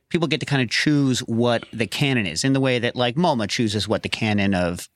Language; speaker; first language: English; native; English